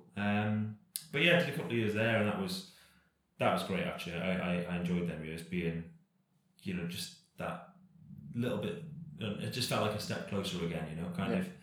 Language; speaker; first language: English; native; English